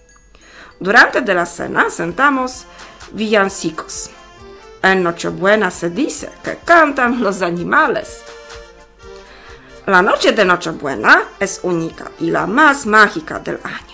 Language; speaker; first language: Spanish; non-native, learner; Polish